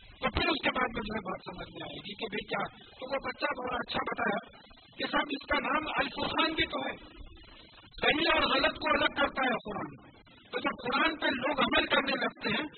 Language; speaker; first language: Urdu; native; Urdu